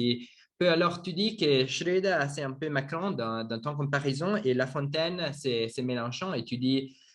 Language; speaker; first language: French; non-native, learner; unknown